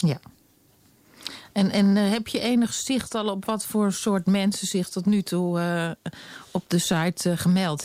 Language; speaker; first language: Dutch; native; Dutch